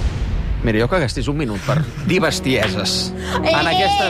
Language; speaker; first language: Catalan; native; Catalan